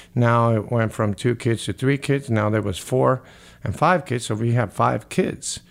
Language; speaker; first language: English; early bilingual, other home language; Spanish